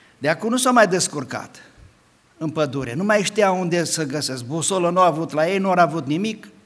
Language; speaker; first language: Romanian; non-native, local second language; Hungarian